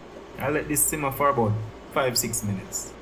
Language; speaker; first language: English; native; English